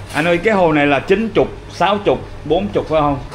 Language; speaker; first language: Vietnamese; early bilingual, heritage; French